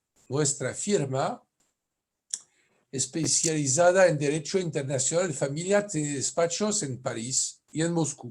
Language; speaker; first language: Spanish; non-native, fluent; French